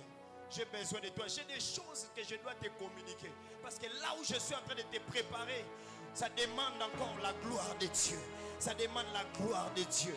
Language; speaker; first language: French; non-native, local second language; Lingala